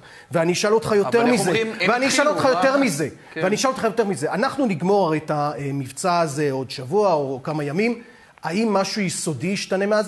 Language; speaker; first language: Hebrew; native; Hebrew